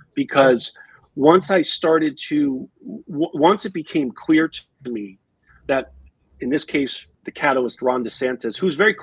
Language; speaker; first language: English; native; English